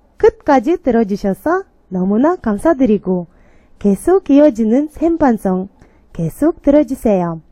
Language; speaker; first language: Korean; non-native, fluent; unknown